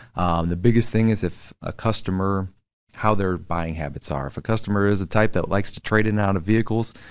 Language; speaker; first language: English; native; English